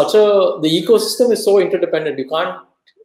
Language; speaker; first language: English; non-native, local second language; Kannada